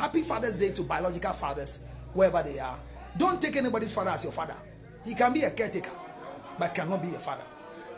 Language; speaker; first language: English; non-native, local second language; Akan